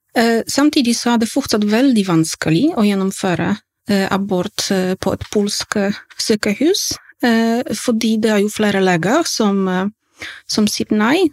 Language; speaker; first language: Norwegian; non-native, fluent; Polish